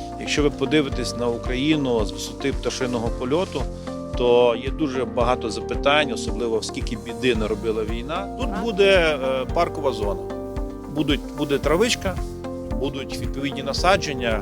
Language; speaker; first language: Ukrainian; native; Ukrainian